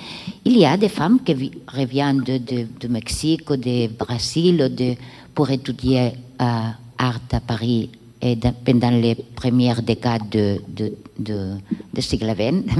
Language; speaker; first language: French; non-native, learner; Catalan